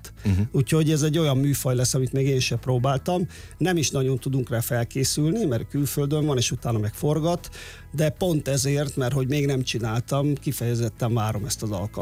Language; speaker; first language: Hungarian; native; Hungarian